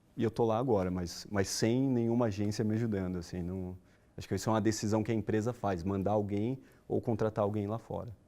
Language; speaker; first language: Portuguese; native; Portuguese